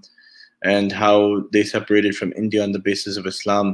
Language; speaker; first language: English; native; English